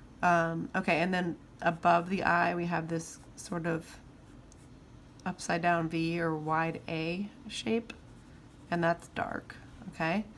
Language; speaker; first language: English; native; English